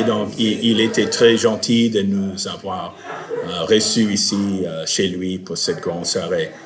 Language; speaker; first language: French; non-native, fluent; English